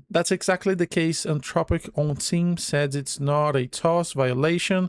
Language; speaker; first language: English; non-native, fluent; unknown